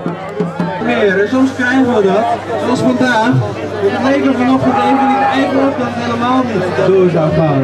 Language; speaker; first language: Dutch; native; Dutch